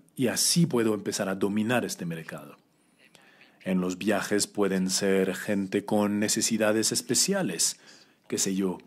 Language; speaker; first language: Spanish; non-native, fluent; English